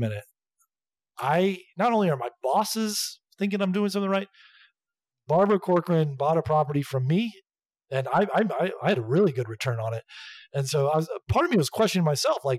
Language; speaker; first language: English; native; English